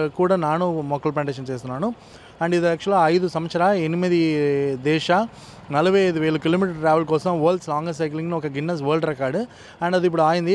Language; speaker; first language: Telugu; non-native, learner; Tamil